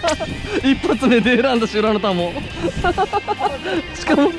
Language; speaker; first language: Japanese; native; Japanese